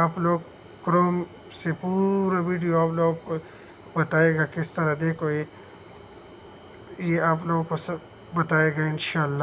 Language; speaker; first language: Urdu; non-native, local second language; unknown